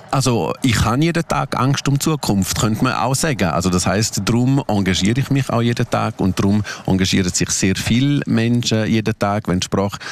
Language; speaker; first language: German; non-native, local second language; Romansh